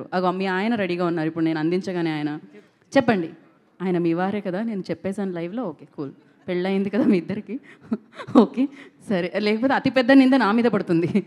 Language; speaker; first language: Telugu; native; Telugu